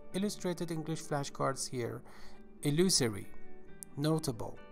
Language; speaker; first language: English; non-native, fluent; Persian